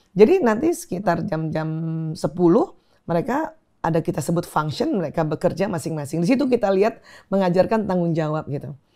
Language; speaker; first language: Indonesian; native; Indonesian